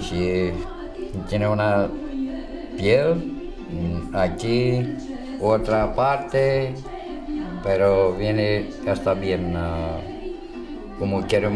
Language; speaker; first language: Spanish; non-native, learner; Romanian